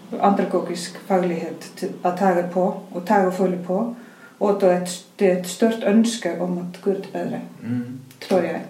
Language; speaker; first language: Swedish; non-native, fluent; Icelandic